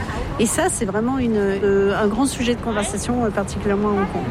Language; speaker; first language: French; native; French